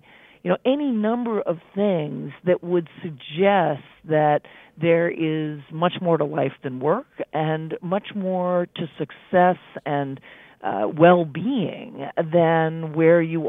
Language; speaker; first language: English; native; English